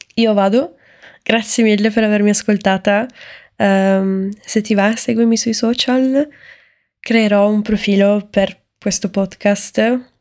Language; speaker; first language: Italian; native; Italian